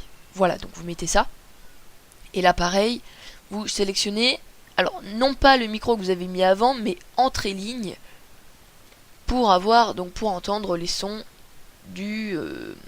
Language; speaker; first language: French; native; French